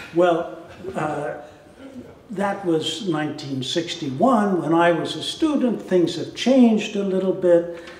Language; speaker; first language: English; native; English